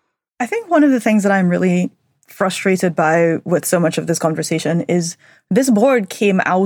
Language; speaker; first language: English; native; English